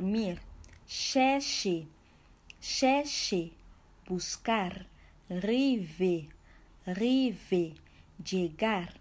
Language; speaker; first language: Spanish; non-native, fluent; Haitian Creole